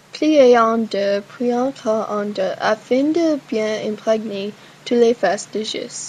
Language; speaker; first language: French; non-native, learner; English